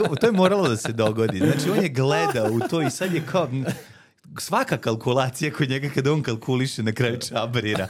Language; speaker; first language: Serbian; native; Serbian